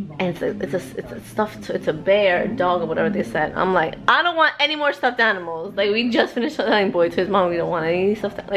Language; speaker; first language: English; early bilingual, other home language; Spanish